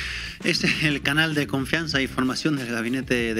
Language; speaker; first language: Spanish; native; Spanish